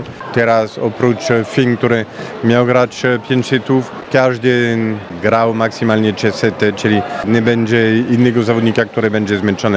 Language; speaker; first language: Polish; non-native, fluent; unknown